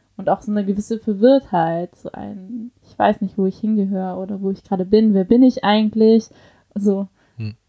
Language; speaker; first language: German; early bilingual, other home language; Chinese